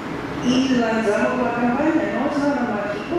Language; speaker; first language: Spanish; non-native, fluent; English